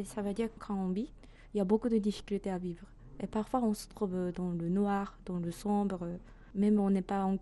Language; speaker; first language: French; non-native, fluent; Japanese